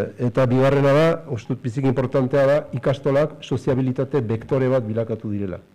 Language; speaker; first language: Basque; native; Basque